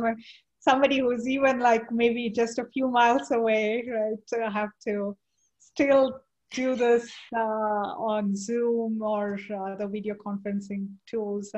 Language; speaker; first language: English; non-native, local second language; Kannada